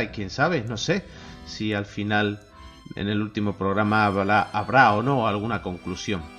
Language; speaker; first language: Spanish; native; Spanish